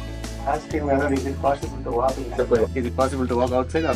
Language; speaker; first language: English; non-native, local second language; Tamil